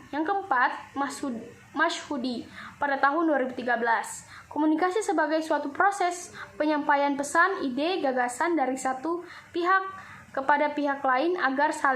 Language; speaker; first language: Indonesian; native; Indonesian